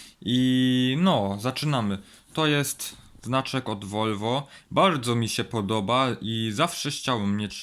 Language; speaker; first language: Polish; early bilingual, heritage; Polish